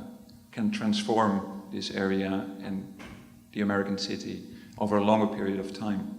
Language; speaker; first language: English; non-native, fluent; Dutch